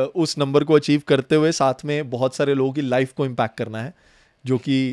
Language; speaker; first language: Hindi; native; Hindi